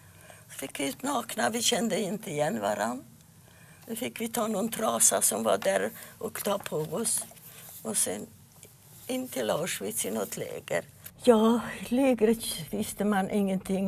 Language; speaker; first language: Swedish; non-native, fluent; Yiddish